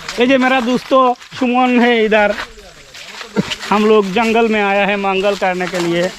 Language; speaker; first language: Hindi; non-native, learner; Bangla